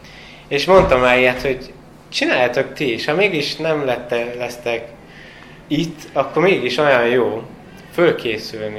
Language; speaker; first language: Hungarian; non-native, fluent; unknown